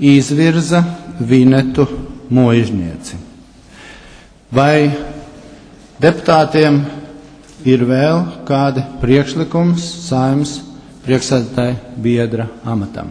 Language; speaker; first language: Latvian; native; Latvian